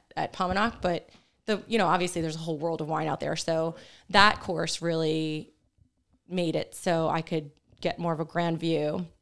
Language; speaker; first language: English; early bilingual, other home language; Italian